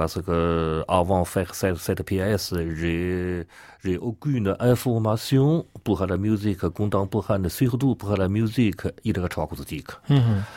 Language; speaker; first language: French; non-native, learner; Chinese